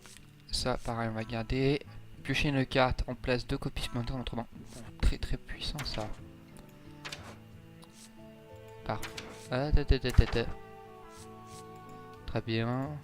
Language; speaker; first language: French; native; French